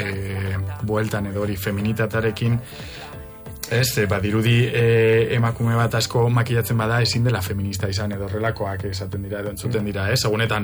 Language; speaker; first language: Basque; native; Basque